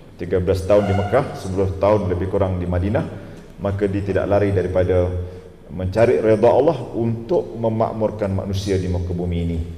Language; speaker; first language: Malay; native; Malay